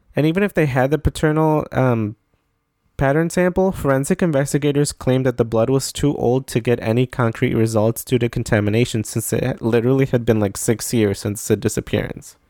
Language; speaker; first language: English; native; English